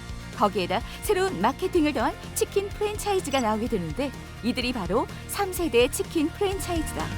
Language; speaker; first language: Korean; native; Korean